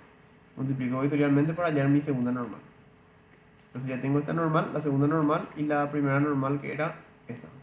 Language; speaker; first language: Spanish; native; Spanish